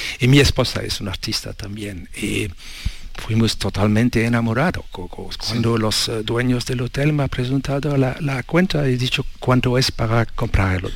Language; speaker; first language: Spanish; non-native, learner; French